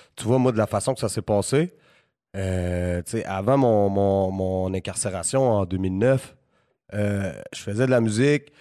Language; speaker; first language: French; native; French